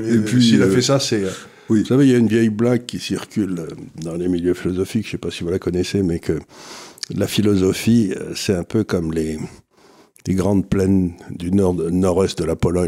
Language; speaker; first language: French; native; French